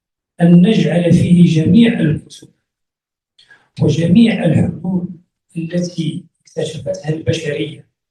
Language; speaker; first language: Arabic; native; Arabic